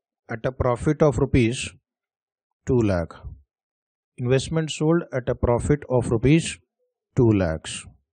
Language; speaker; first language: English; non-native, local second language; Hindi